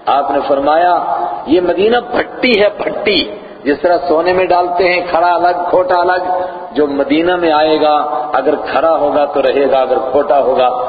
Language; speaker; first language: Urdu; non-native, local second language; Punjabi